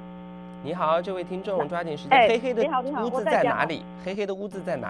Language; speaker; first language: Chinese; native; Chinese